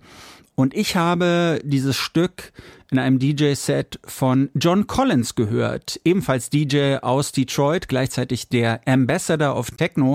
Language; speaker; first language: German; native; German